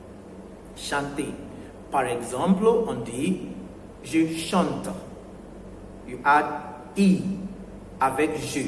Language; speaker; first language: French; non-native, fluent; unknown